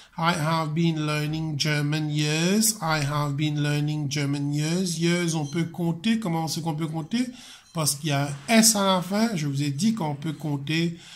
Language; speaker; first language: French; non-native, local second language; Morisyen